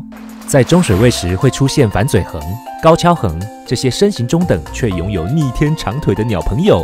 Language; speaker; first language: Chinese; native; Chinese